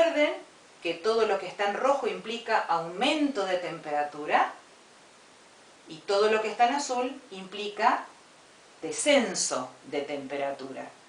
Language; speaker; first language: Spanish; native; Spanish